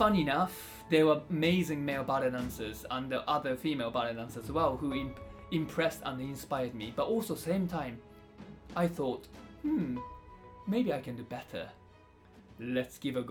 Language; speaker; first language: English; non-native, fluent; Japanese